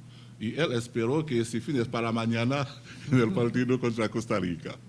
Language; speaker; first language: Spanish; non-native, learner; Haitian Creole